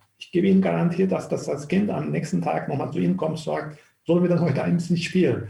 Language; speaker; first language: German; non-native, fluent; Turkish